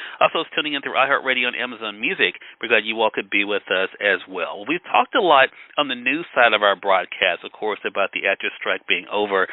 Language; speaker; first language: English; native; English